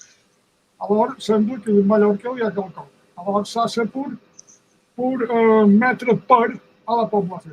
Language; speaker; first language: French; non-native, fluent; Spanish